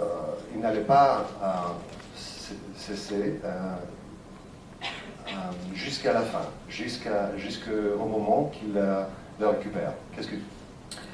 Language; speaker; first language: French; non-native, fluent; Greek